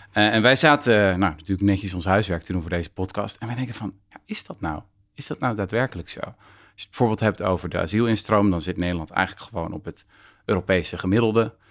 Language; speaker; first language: Dutch; native; Dutch